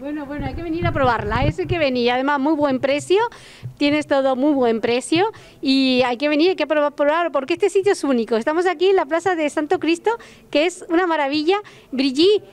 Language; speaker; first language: Spanish; native; Spanish